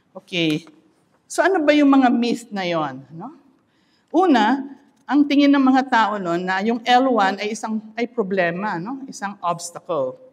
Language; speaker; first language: Filipino; non-native, local second language; Iloko